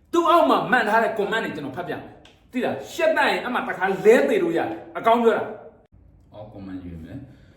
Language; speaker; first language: Burmese; native; Burmese